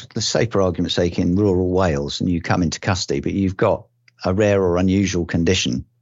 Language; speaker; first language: English; native; English